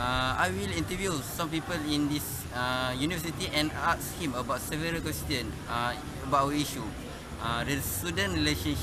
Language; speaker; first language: English; non-native, local second language; Malay